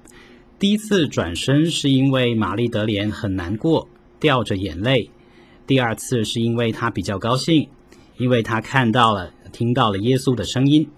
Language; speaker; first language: Chinese; native; Chinese